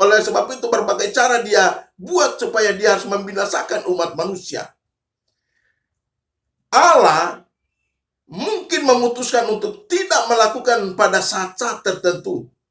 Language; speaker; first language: Indonesian; native; Indonesian